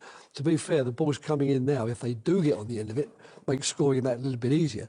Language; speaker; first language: English; native; English